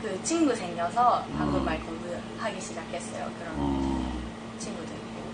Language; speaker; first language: Korean; non-native, fluent; Japanese